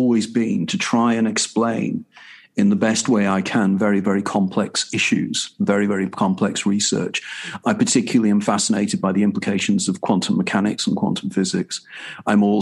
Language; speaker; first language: English; native; English